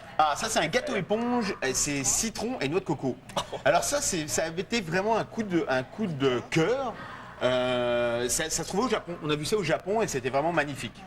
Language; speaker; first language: French; native; French